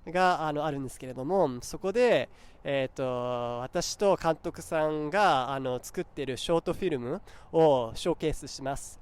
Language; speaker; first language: Japanese; early bilingual, heritage; Japanese